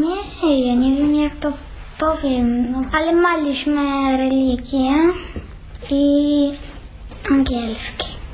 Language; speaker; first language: Bulgarian; non-native, learner; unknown